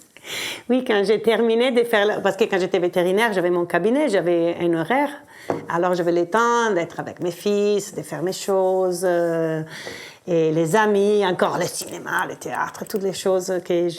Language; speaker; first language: French; non-native, fluent; Italian